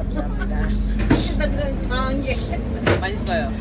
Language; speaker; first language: Korean; non-native, learner; Thai